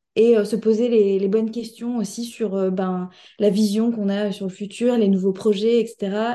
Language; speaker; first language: French; native; French